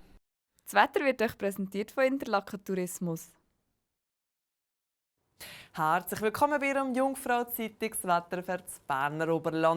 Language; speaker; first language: German; native; German